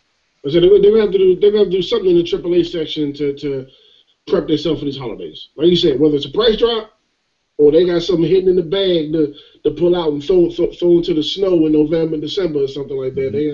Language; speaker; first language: English; native; English